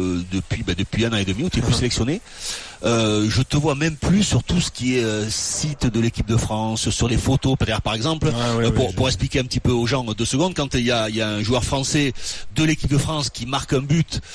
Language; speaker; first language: French; native; French